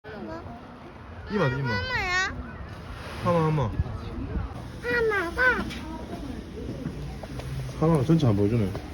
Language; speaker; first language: Korean; native; Korean